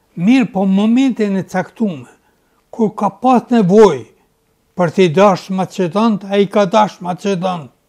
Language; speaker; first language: Albanian; native; Albanian